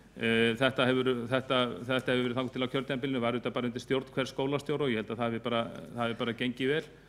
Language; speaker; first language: Icelandic; native; Icelandic